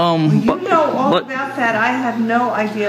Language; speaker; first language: English; native; English